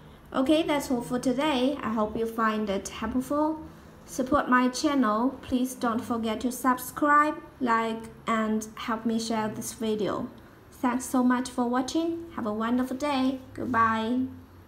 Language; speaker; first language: English; non-native, fluent; Chinese